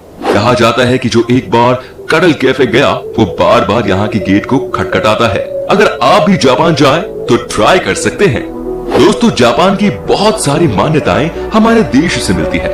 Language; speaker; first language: Hindi; native; Hindi